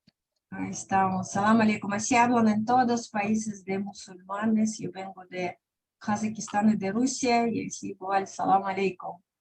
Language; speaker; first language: Spanish; non-native, fluent; Russian